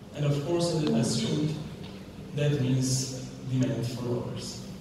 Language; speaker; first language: English; non-native, fluent; Slovenian